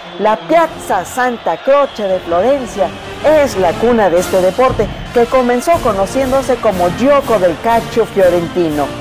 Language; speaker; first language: Spanish; native; Spanish